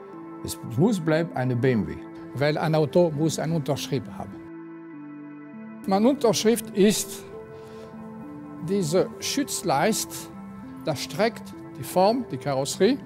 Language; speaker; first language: German; non-native, fluent; French